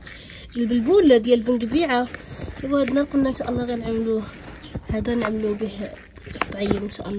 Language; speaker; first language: Arabic; native; Arabic